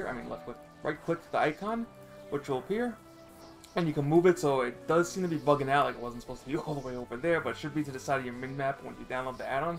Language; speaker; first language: English; native; English